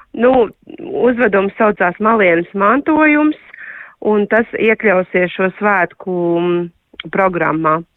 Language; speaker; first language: Latvian; native; Latvian